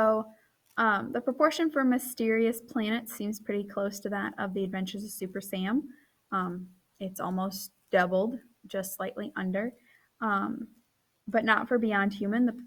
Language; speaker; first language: English; native; English